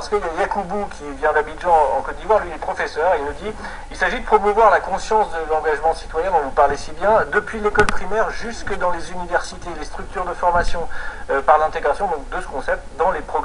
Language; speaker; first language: French; native; French